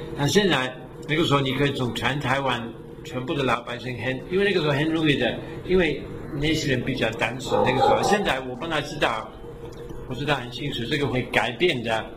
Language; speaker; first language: Chinese; non-native, fluent; English